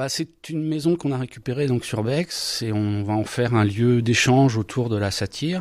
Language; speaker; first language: French; native; French